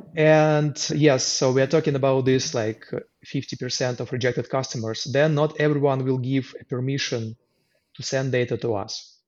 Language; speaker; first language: English; non-native, fluent; Ukrainian